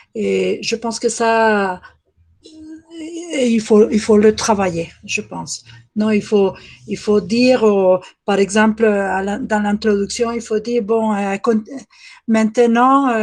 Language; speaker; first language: French; non-native, fluent; Spanish